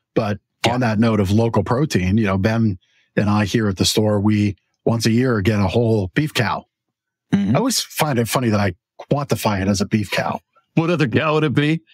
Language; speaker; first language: English; native; English